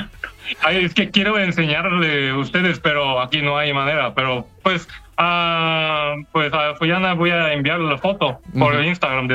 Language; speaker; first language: Spanish; non-native, learner; Korean